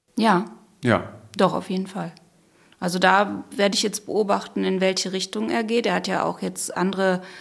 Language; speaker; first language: German; native; German